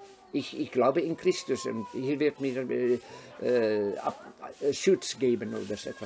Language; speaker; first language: German; non-native, fluent; Dutch